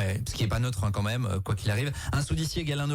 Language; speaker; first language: French; native; French